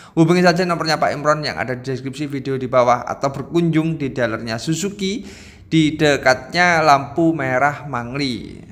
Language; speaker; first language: Indonesian; native; Indonesian